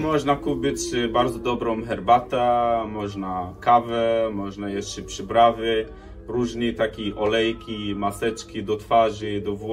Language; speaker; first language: Polish; non-native, learner; Arabic